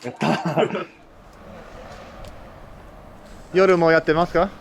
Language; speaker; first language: Japanese; non-native, learner; English